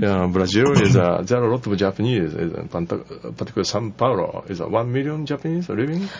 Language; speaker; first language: English; non-native, learner; Japanese